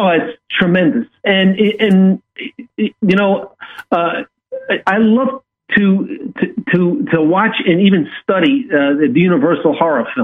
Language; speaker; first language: English; native; English